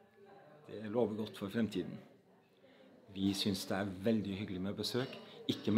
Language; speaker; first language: Norwegian; native; Norwegian